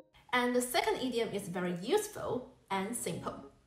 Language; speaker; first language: English; non-native, fluent; Chinese